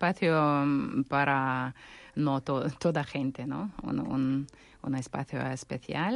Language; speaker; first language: Spanish; non-native, learner; Russian